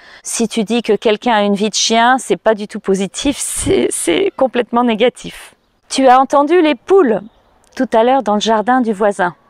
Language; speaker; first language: French; native; French